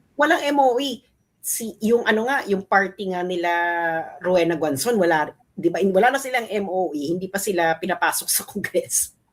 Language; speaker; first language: Filipino; native; Filipino